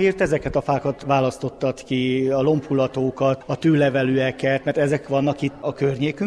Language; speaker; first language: Hungarian; native; Hungarian